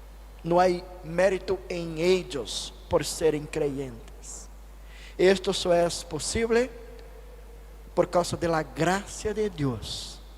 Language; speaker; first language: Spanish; non-native, fluent; Portuguese